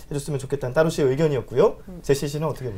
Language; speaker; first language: Korean; native; Korean